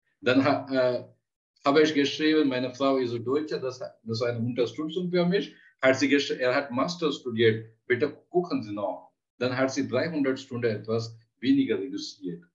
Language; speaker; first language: German; non-native, learner; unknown